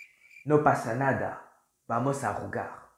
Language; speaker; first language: Spanish; non-native, learner; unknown